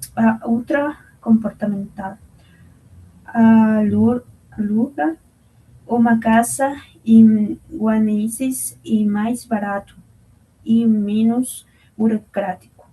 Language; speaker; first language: Portuguese; non-native, learner; Spanish